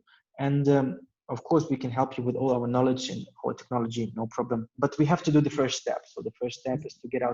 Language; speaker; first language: English; non-native, fluent; German